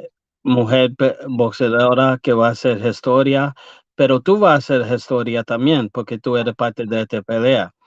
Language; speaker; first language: Spanish; early bilingual, heritage; English